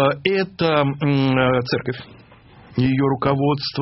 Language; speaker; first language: Russian; native; Russian